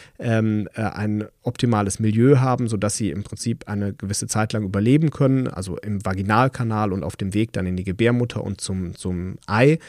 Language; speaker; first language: German; native; German